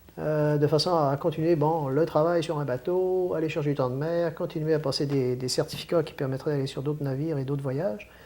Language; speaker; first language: French; native; French